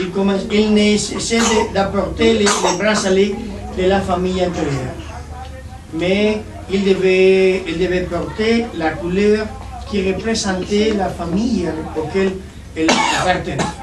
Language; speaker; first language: French; non-native, learner; Spanish